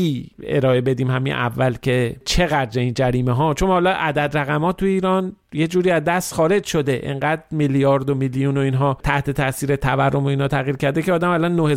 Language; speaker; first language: Persian; native; Persian